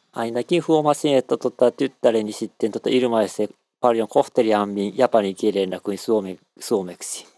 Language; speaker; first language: Finnish; non-native, learner; Japanese